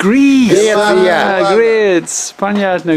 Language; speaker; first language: Russian; non-native, learner; English